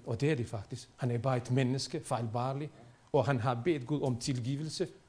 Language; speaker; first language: Danish; non-native, fluent; Bosnian